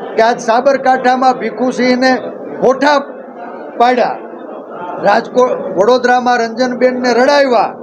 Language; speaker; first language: Gujarati; native; Gujarati